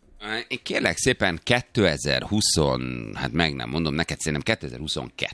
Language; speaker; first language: Hungarian; native; Hungarian